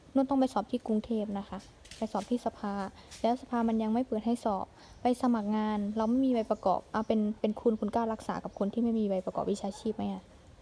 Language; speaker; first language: Thai; native; Thai